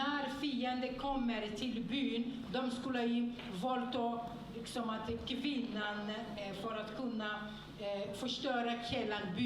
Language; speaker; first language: Swedish; non-native, fluent; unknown